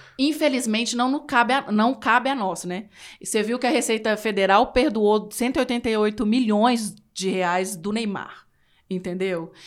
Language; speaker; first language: Portuguese; native; Portuguese